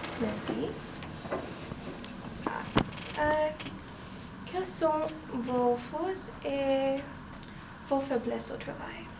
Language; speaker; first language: French; non-native, learner; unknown